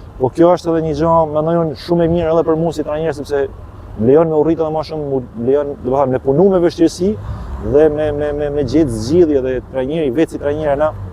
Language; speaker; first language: Albanian; native; Albanian